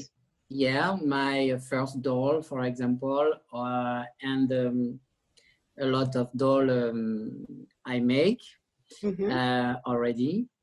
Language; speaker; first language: English; non-native, learner; French